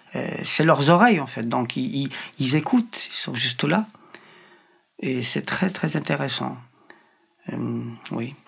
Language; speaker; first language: French; non-native, fluent; Polish